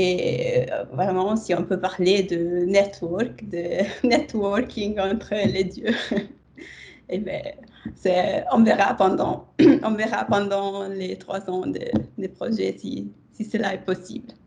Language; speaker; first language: French; non-native, fluent; Italian